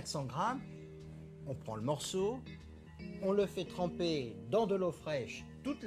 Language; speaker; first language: French; native; French